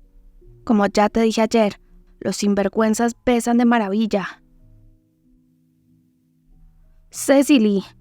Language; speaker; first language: Spanish; native; Spanish